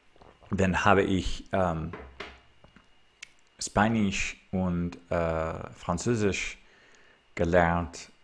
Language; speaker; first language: German; non-native, learner; English